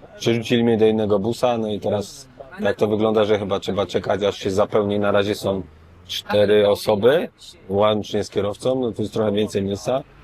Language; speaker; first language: Polish; native; Polish